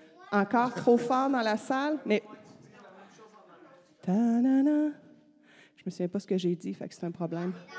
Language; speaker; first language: French; native; French